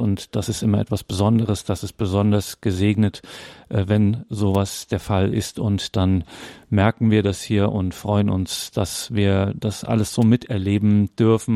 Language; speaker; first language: German; native; German